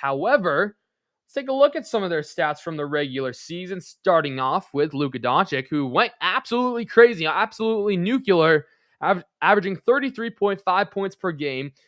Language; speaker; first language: English; native; English